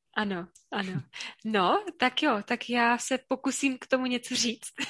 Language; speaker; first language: Czech; native; Czech